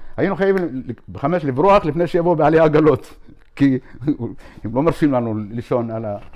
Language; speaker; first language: Hebrew; non-native, local second language; Arabic